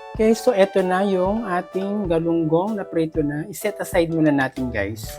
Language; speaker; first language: Filipino; non-native, local second language; Iloko